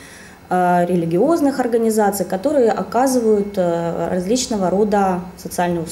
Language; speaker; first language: Russian; native; Russian